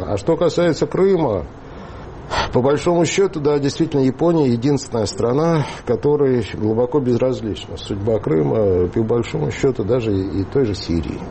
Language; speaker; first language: Russian; native; Russian